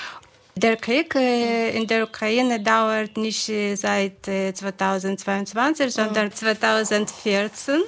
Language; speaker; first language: German; non-native, fluent; Ukrainian